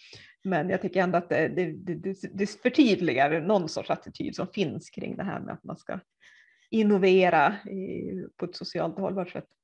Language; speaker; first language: Swedish; native; Swedish